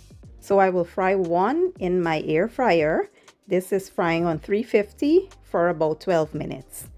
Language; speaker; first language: English; native; English